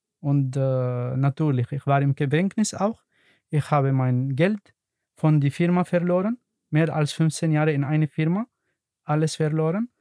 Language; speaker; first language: German; non-native, learner; Arabic